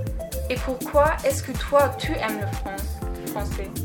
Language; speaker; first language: French; non-native, learner; German